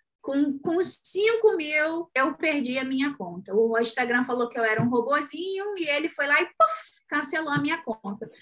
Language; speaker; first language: Portuguese; native; Portuguese